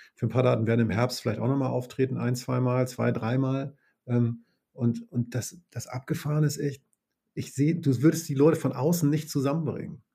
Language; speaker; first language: German; native; German